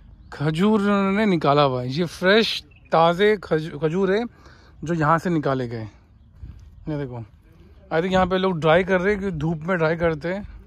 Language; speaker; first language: Hindi; native; Hindi